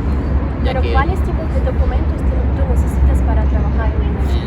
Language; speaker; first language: Spanish; non-native, fluent; Russian